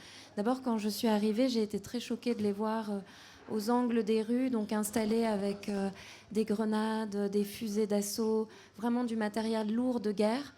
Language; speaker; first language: French; native; French